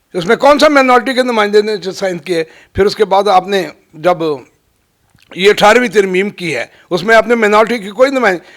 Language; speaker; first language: Urdu; non-native, local second language; Punjabi